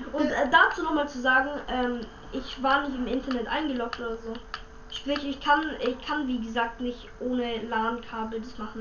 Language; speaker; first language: German; native; German